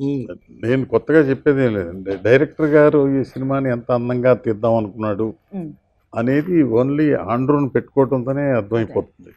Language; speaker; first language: Telugu; native; Telugu